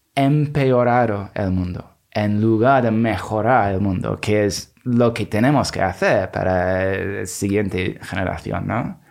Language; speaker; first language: Spanish; non-native, fluent; English